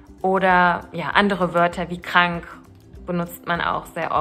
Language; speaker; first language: German; early bilingual, other home language; Turkish